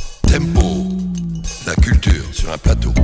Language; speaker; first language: French; native; French